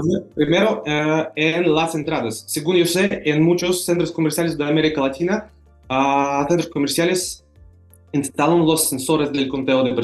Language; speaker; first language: Spanish; non-native, fluent; Russian